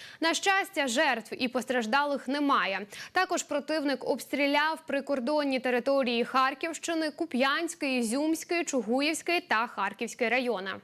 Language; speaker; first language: Ukrainian; native; Ukrainian